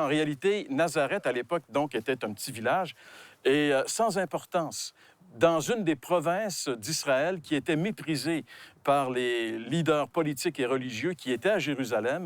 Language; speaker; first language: French; native; French